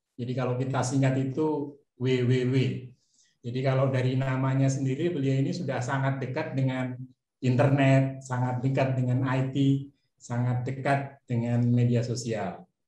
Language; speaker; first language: Indonesian; native; Indonesian